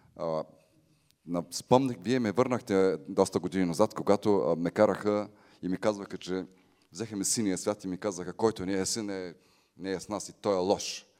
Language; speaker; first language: Bulgarian; native; Bulgarian